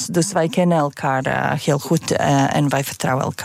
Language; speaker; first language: Dutch; non-native, fluent; Serbian